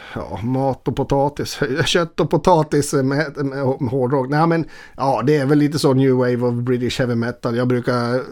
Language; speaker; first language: Swedish; native; Swedish